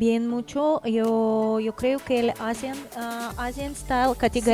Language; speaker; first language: Spanish; non-native, learner; Portuguese